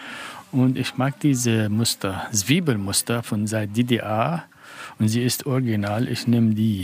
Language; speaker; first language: German; non-native, learner; Arabic